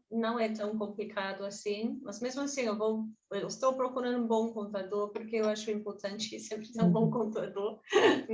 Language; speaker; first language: Portuguese; non-native, fluent; English